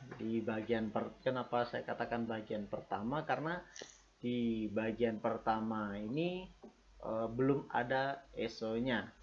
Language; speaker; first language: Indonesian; native; Indonesian